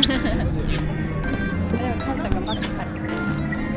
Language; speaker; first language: Japanese; native; Japanese